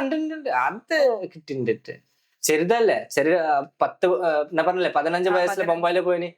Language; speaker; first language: Malayalam; non-native, fluent; Bangla